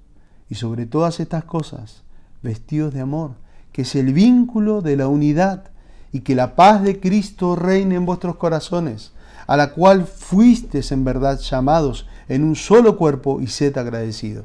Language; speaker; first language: Spanish; native; Spanish